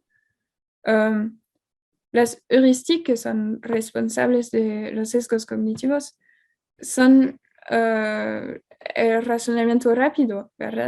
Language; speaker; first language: Spanish; non-native, fluent; French